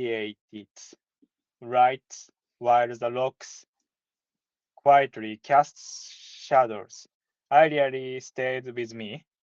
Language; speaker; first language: English; non-native, learner; Japanese